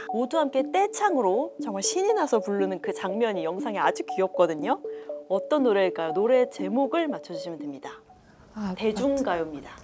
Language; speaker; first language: Korean; native; Korean